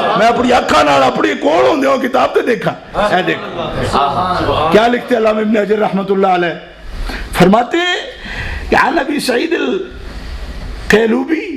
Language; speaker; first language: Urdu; non-native, local second language; Punjabi